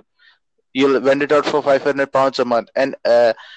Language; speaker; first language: English; non-native, local second language; Urdu